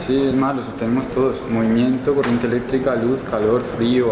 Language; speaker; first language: Spanish; native; Spanish